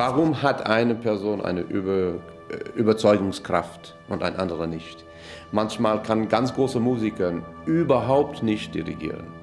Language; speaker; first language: German; non-native, fluent; English